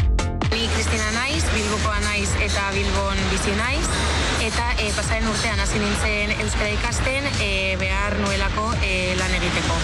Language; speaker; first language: Basque; non-native, local second language; Spanish